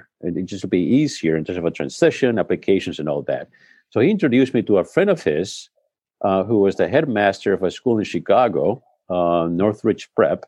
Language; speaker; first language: English; non-native, fluent; Spanish